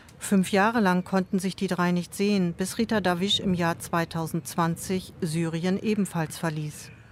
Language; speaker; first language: German; native; German